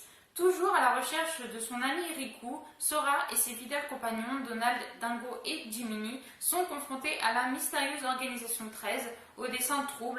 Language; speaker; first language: French; native; French